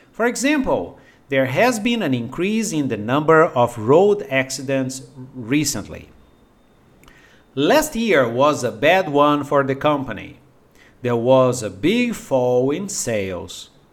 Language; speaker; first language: English; non-native, fluent; Portuguese